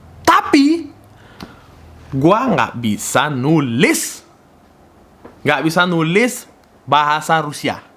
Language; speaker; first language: Indonesian; non-native, fluent; Russian